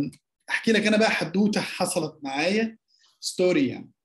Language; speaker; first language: Arabic; native; Arabic